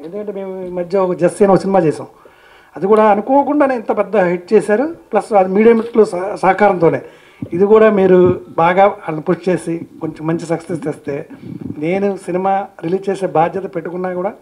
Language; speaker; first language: Telugu; native; Telugu